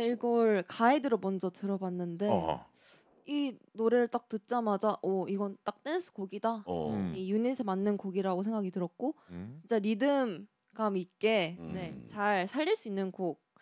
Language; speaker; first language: Korean; native; Korean